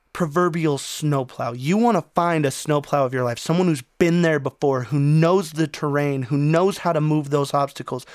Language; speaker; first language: English; native; English